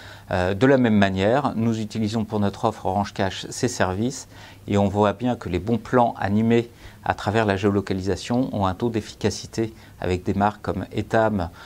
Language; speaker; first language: French; native; French